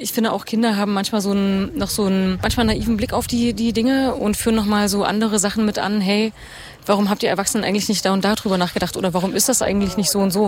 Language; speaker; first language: German; native; German